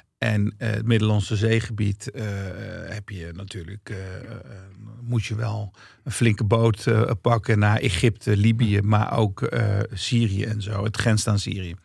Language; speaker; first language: Dutch; early bilingual, other home language; Turkish